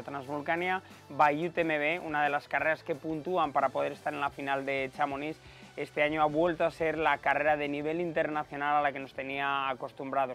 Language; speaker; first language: Spanish; native; Spanish